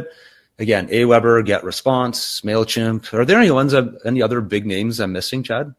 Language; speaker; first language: English; native; English